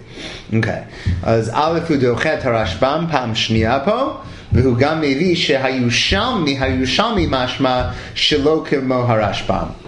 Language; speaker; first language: Hebrew; non-native, fluent; English